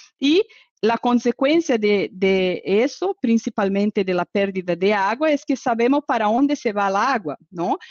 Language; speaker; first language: Spanish; non-native, fluent; Portuguese